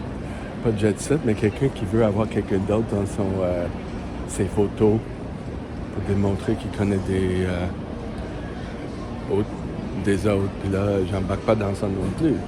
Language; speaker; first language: French; native; French